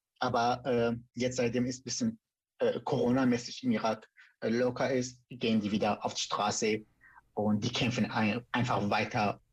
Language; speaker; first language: German; non-native, fluent; Central Kurdish